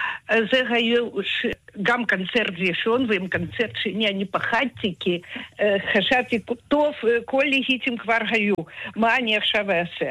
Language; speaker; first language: Hebrew; non-native, fluent; Russian